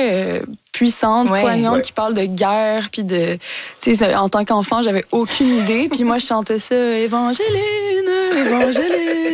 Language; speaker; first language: French; native; French